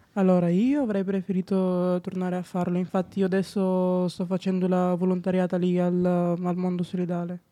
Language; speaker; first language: Italian; non-native, fluent; Bulgarian